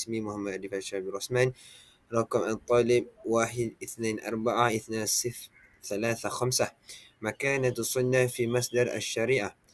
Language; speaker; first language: Arabic; non-native, learner; Malay